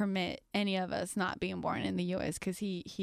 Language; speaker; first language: English; non-native, fluent; Spanish